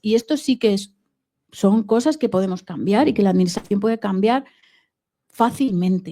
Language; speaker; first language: Spanish; native; Spanish